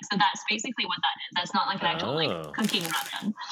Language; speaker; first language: English; non-native, local second language; Korean